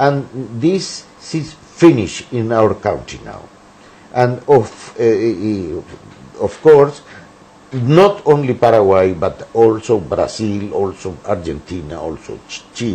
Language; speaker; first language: English; non-native, learner; Spanish